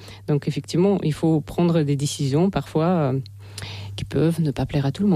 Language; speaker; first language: French; non-native, fluent; Russian